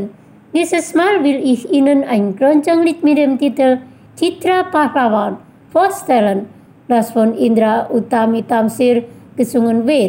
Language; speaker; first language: German; non-native, fluent; Indonesian